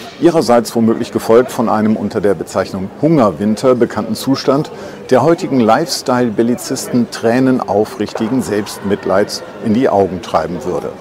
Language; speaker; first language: German; native; German